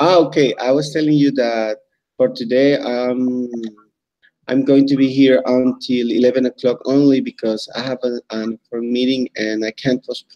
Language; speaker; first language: English; non-native, fluent; Spanish